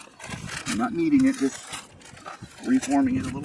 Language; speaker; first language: English; native; English